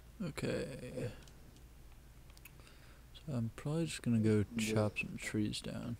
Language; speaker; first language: English; native; English